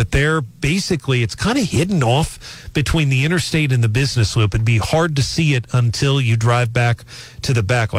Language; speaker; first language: English; native; English